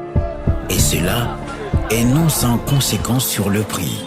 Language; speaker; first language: French; non-native, local second language; Swahili